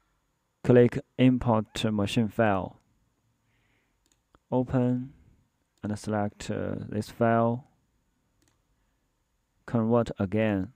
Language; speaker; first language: English; non-native, learner; Chinese